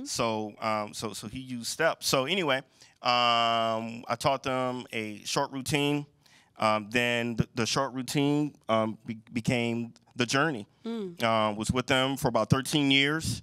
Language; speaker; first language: English; native; English